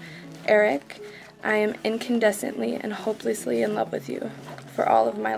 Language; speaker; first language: English; native; English